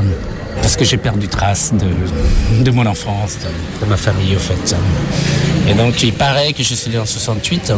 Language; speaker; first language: French; non-native, fluent; Khmer